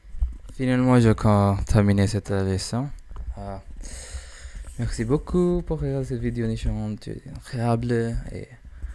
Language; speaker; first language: French; non-native, learner; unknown